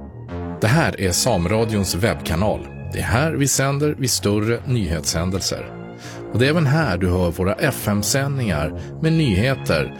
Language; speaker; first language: Swedish; native; Swedish